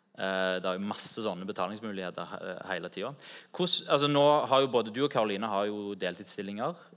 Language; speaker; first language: Norwegian; native; Norwegian